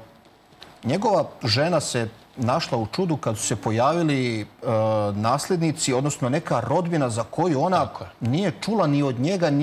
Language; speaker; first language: Serbian; native; Serbian